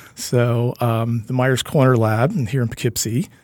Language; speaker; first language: English; native; English